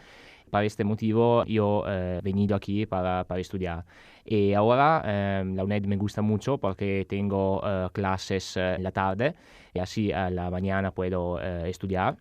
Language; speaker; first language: Spanish; non-native, learner; Italian